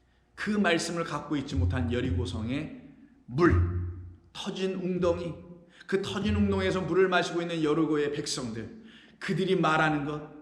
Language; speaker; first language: Korean; native; Korean